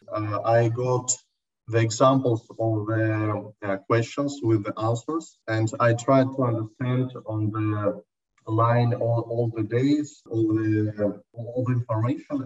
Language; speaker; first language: English; non-native, learner; Russian